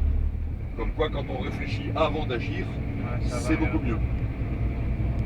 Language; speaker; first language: French; native; French